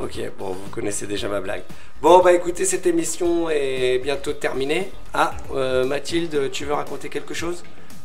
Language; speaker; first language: French; native; French